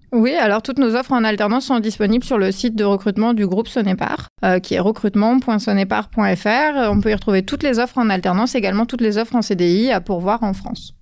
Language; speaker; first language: French; native; French